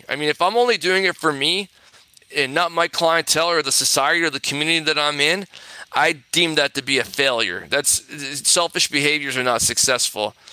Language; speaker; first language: English; native; English